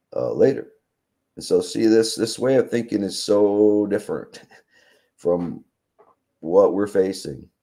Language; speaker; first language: English; native; English